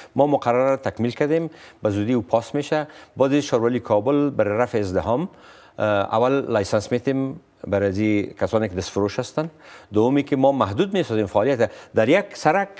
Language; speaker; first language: Persian; non-native, local second language; Pashto